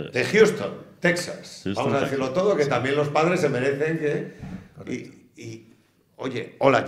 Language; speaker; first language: Spanish; native; Spanish